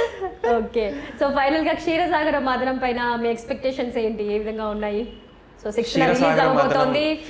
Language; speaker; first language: Telugu; native; Telugu